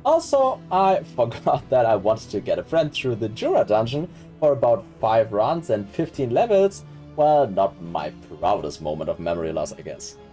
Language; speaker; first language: English; non-native, fluent; German